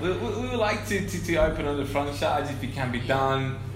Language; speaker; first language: English; early bilingual, other home language; Portuguese